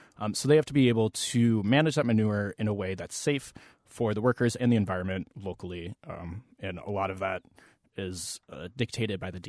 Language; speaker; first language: English; native; English